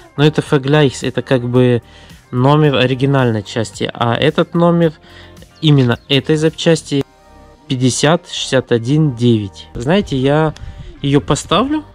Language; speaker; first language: Russian; early bilingual, heritage; Russian